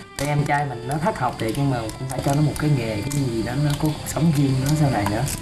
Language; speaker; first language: Vietnamese; native; Vietnamese